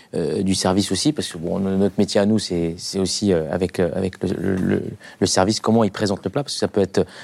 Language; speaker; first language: French; non-native, local second language; Arabic